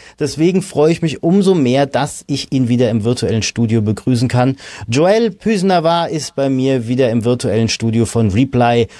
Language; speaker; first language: German; native; German